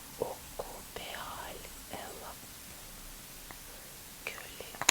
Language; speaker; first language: Estonian; non-native, learner; Russian